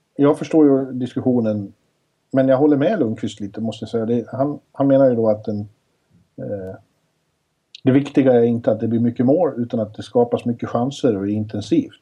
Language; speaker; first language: Swedish; native; Swedish